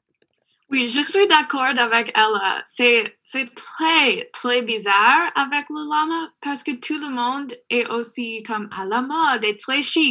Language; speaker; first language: French; non-native, learner; English